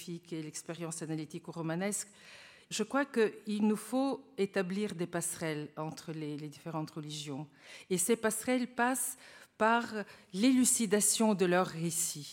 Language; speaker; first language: French; non-native, fluent; Bulgarian